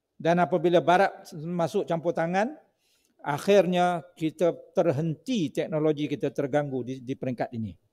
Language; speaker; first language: Malay; native; Malay